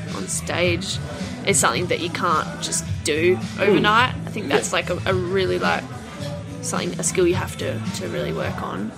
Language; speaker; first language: English; native; English